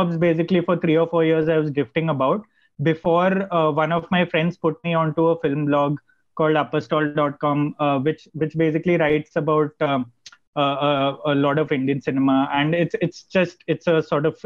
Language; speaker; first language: English; non-native, local second language; Gujarati